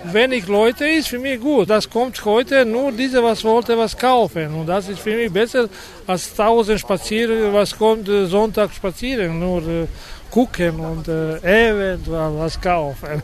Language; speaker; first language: German; non-native, fluent; Croatian